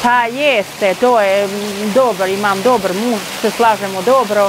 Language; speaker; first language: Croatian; non-native, learner; Albanian